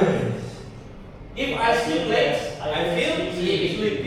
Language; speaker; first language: English; non-native, learner; Indonesian